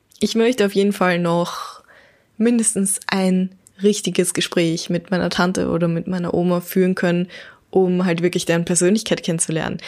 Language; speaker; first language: German; native; German